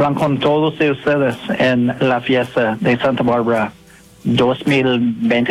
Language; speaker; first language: Spanish; non-native, learner; English